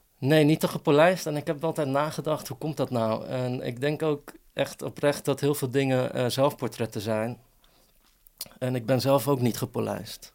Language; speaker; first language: Dutch; early bilingual, other home language; Persian